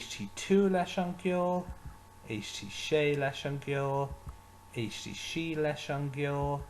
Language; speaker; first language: Irish; non-native, local second language; English